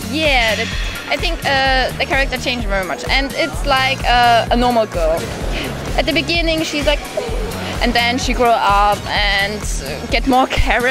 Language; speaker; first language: English; non-native, fluent; German